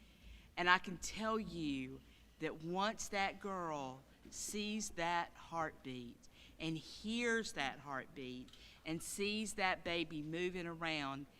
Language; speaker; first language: English; native; English